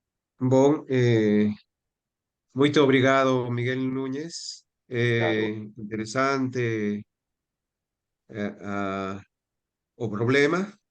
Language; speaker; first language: Portuguese; non-native, learner; Spanish